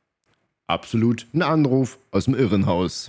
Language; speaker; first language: German; native; German